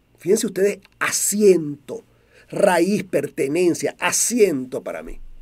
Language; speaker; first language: Spanish; native; Spanish